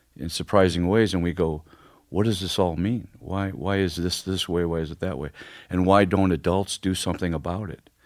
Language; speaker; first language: English; native; English